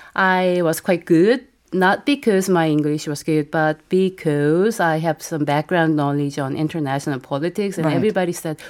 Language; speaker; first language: English; non-native, fluent; Korean